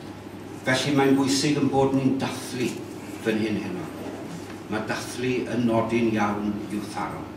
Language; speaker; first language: Welsh; native; Welsh